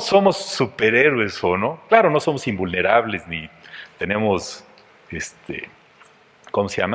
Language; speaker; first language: Spanish; native; Spanish